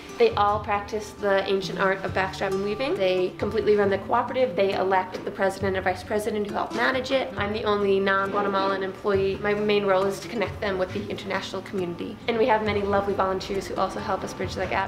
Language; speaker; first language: English; native; English